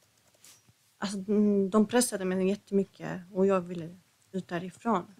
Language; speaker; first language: Swedish; non-native, fluent; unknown